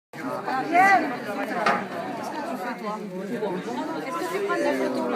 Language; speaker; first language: French; native; French